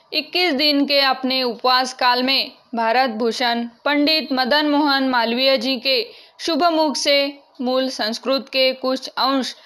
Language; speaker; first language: Hindi; non-native, local second language; Marathi